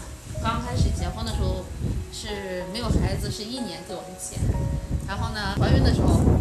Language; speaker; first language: Chinese; native; Chinese